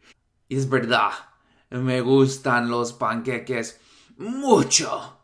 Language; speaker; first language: Spanish; non-native, fluent; English